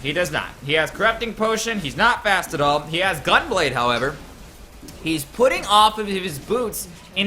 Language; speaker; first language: English; native; English